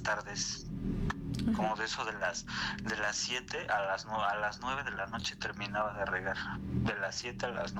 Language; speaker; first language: Spanish; native; Spanish